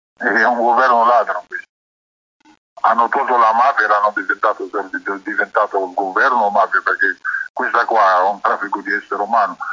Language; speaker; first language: Italian; non-native, learner; Arabic